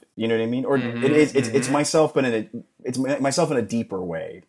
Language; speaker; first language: English; native; English